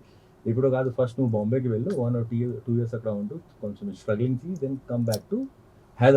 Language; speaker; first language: Telugu; non-native, local second language; Hindi